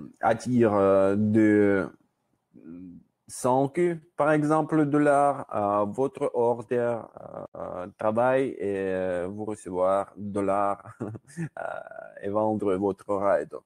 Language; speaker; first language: French; non-native, learner; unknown